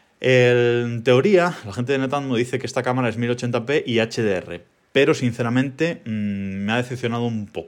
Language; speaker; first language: Spanish; native; Spanish